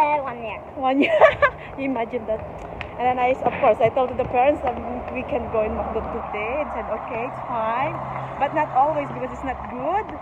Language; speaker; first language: English; non-native, local second language; Filipino